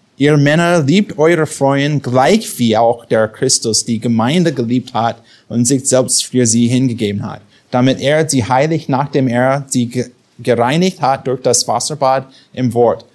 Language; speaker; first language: German; non-native, fluent; English